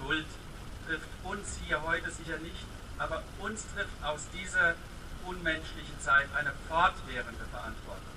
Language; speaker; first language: German; native; German